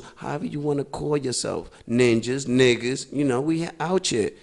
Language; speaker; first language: English; early bilingual, other home language; Spanish